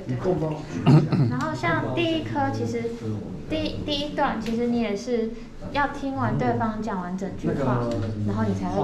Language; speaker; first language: Chinese; native; Chinese